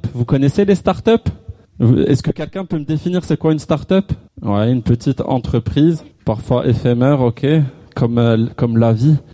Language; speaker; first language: French; non-native, local second language; Arabic